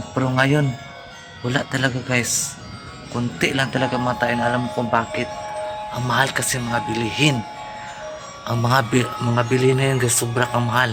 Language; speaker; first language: Filipino; non-native, local second language; Cebuano